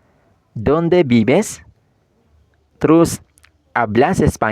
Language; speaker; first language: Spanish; non-native, fluent; Indonesian